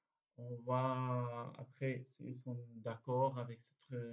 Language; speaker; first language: French; non-native, learner; Arabic